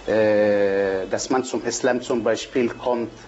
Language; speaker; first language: German; non-native, fluent; Arabic